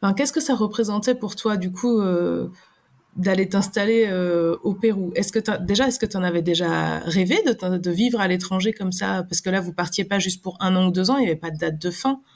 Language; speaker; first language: French; native; French